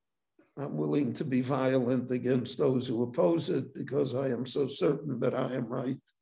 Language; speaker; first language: English; native; English